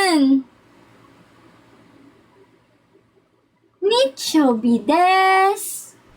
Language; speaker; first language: Japanese; non-native, learner; Filipino